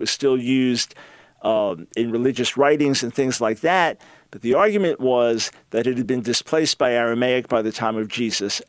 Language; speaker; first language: English; native; English